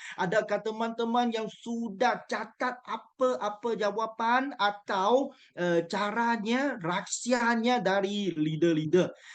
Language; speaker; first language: Malay; non-native, local second language; Chinese